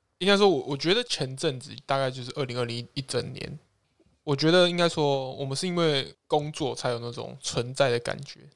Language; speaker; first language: Chinese; native; Chinese